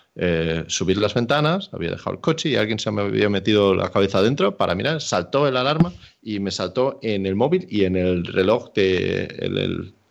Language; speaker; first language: Spanish; non-native, fluent; Danish